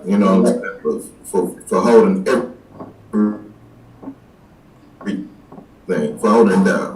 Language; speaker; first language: English; native; English